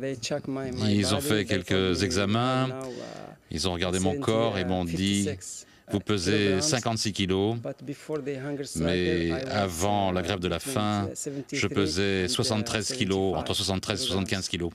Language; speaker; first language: French; non-native, local second language; Arabic